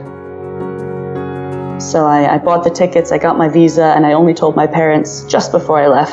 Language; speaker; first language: English; native; English